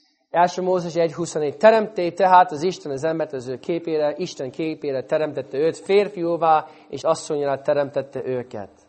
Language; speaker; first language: Hungarian; non-native, fluent; English